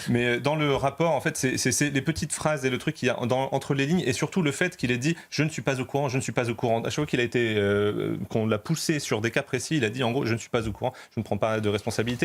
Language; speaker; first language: French; native; French